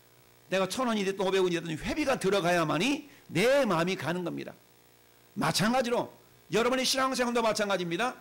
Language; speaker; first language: Korean; native; Korean